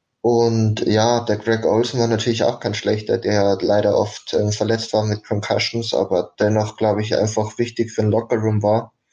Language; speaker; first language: German; native; German